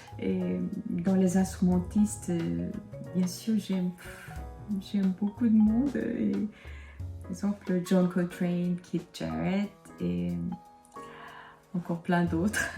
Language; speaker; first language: French; non-native, fluent; Korean